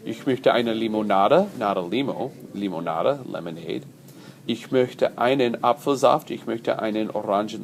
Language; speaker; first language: German; non-native, fluent; English